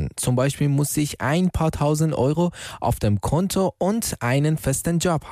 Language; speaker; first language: German; non-native, fluent; Persian